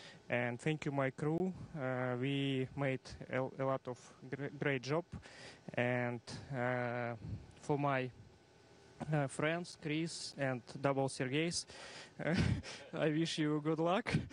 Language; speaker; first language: English; non-native, fluent; Russian